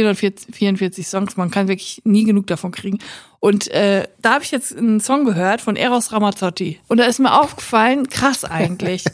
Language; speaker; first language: German; native; German